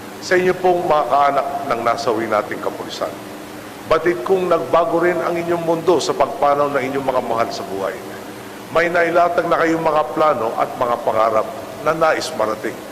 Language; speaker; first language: Filipino; native; Filipino